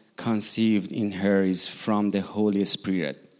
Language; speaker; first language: English; non-native, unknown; Persian